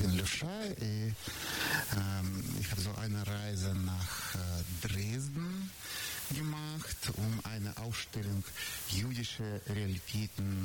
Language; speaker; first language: German; non-native, learner; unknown